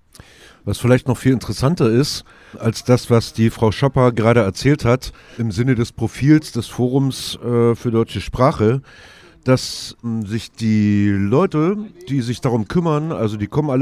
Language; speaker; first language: German; native; German